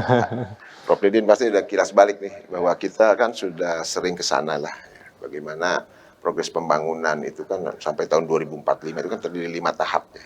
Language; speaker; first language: Indonesian; native; Indonesian